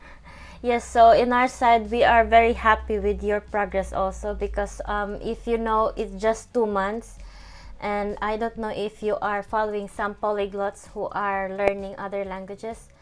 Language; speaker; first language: English; non-native, fluent; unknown